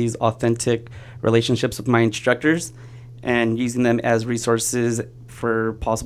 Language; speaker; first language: English; native; English